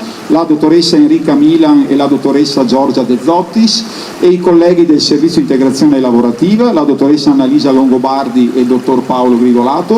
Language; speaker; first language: Italian; native; Italian